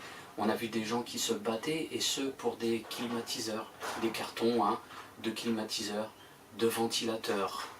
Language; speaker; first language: French; native; French